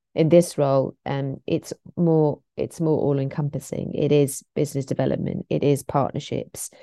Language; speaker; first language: English; native; English